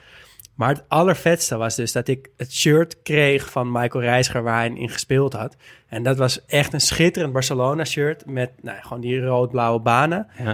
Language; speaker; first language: Dutch; native; Dutch